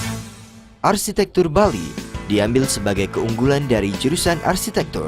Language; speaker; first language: Indonesian; native; Indonesian